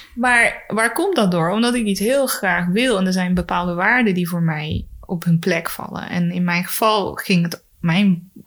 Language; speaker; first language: Dutch; early bilingual, other home language; Spanish